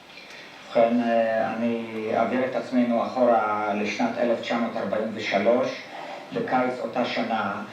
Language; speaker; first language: Hebrew; non-native, fluent; Polish